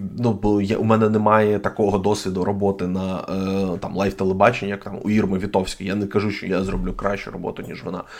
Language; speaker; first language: Ukrainian; non-native, local second language; Russian